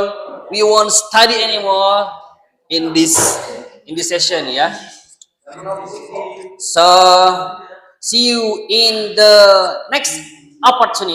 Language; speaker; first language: English; non-native, learner; Indonesian